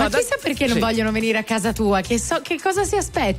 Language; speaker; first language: Italian; native; Italian